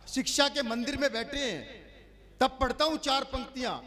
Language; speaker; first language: Hindi; native; Hindi